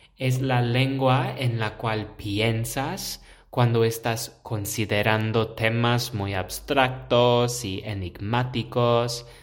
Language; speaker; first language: Spanish; non-native, fluent; English